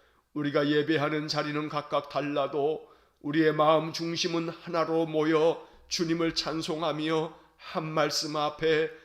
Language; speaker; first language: Korean; native; Korean